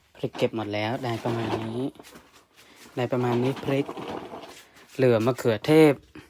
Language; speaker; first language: Thai; native; Thai